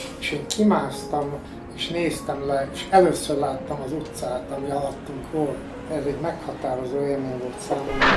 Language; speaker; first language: Hungarian; early bilingual, heritage; Hungarian